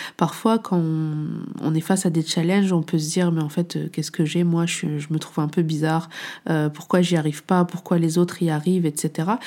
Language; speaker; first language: French; native; French